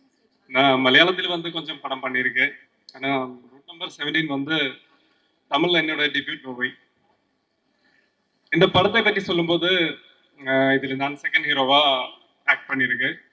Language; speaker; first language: Tamil; non-native, learner; Malayalam